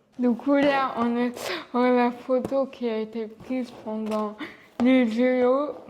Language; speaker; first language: French; early bilingual, other home language; Arabic